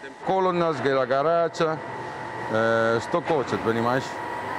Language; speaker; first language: Russian; non-native, learner; Italian